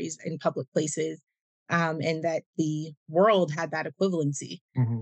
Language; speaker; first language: English; native; English